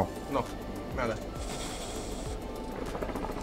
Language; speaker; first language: Spanish; non-native, learner; Russian